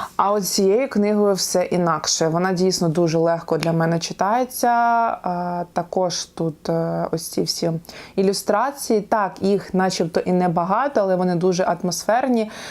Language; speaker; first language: Ukrainian; non-native, local second language; Russian